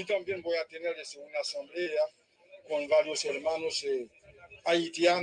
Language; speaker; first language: Spanish; non-native, fluent; Haitian Creole